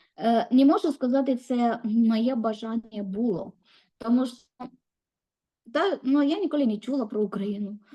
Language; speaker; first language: Ukrainian; non-native, learner; Malayalam